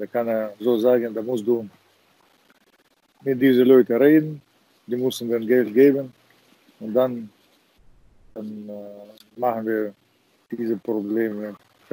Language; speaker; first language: German; non-native, fluent; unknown